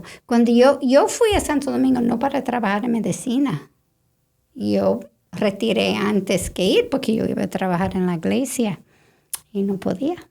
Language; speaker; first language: Spanish; non-native, fluent; English